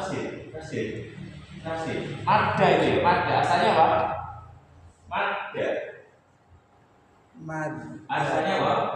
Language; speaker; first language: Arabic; non-native, fluent; Indonesian